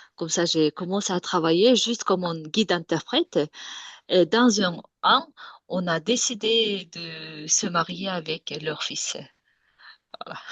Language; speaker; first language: French; non-native, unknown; Kyrgyz